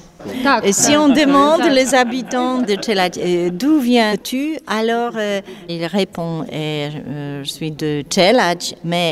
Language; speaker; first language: French; non-native, fluent; Polish